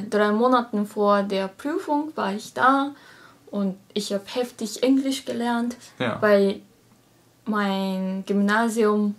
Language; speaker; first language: German; non-native, learner; Japanese